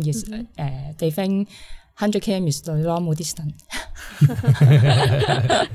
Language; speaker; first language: English; non-native, learner; Cantonese